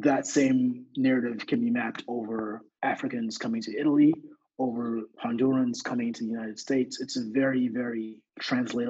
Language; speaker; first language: English; non-native, local second language; Yoruba